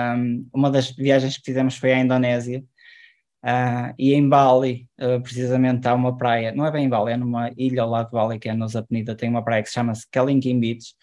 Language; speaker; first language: Portuguese; native; Portuguese